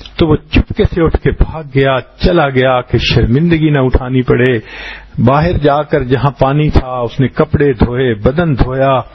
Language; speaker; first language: Urdu; native; Urdu